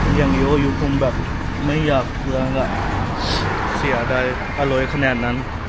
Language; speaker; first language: Thai; non-native, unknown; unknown